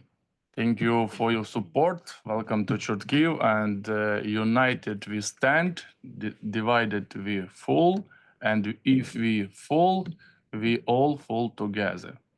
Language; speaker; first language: English; non-native, learner; Ukrainian